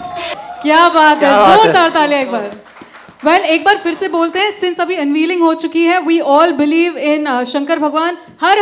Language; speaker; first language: Hindi; native; Hindi